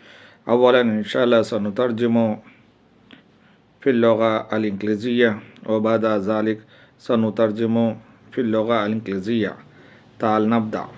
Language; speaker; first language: Arabic; non-native, fluent; Urdu